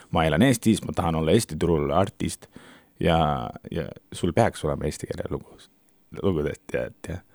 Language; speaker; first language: Estonian; non-native, learner; Turkish